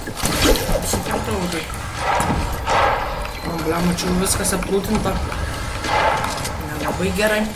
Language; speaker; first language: Lithuanian; early bilingual, heritage; Lithuanian